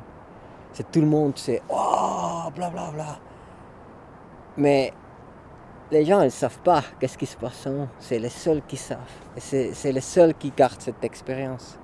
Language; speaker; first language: French; non-native, local second language; German